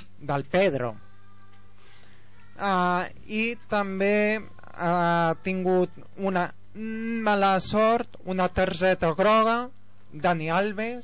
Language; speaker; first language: Catalan; non-native, local second language; Spanish